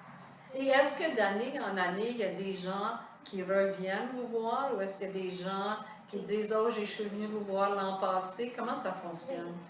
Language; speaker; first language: French; native; French